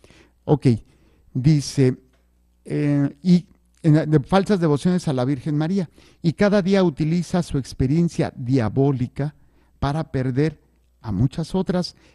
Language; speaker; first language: Spanish; native; Spanish